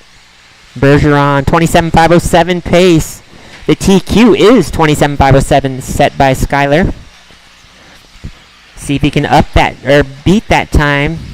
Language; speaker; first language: English; native; English